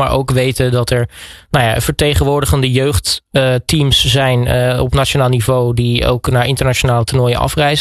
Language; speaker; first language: Dutch; native; Dutch